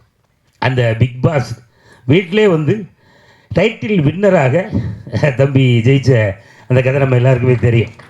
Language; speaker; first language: Tamil; native; Tamil